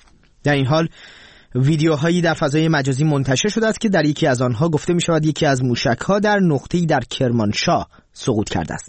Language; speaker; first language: Persian; native; Persian